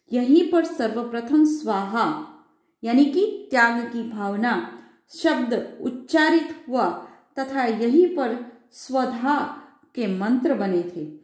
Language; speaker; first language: Hindi; non-native, local second language; Gujarati